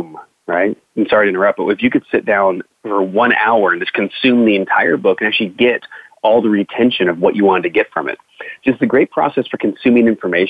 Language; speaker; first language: English; native; English